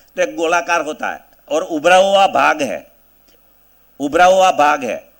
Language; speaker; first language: Hindi; non-native, local second language; Gujarati